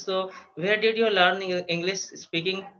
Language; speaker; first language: English; non-native, learner; Hindi